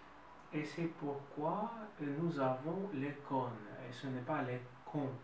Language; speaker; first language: French; non-native, fluent; Russian